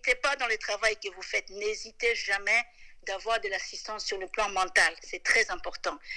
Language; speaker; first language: French; non-native, local second language; Lingala